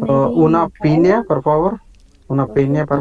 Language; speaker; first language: Spanish; non-native, learner; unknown